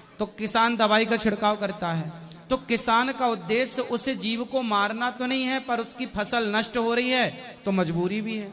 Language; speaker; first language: Hindi; native; Hindi